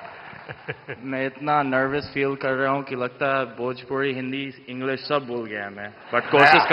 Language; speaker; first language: Hindi; non-native, fluent; English